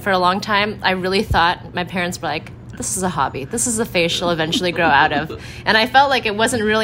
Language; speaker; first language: English; native; English